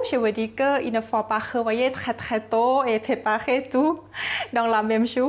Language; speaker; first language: French; non-native, learner; Thai